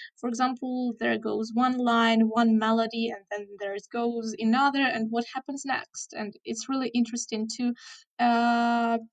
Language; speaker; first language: English; non-native, fluent; Ukrainian